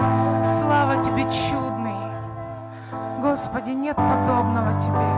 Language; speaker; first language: Russian; native; Russian